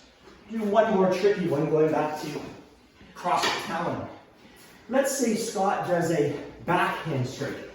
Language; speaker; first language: English; native; English